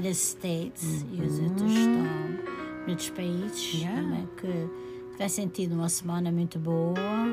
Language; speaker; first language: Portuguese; early bilingual, heritage; Portuguese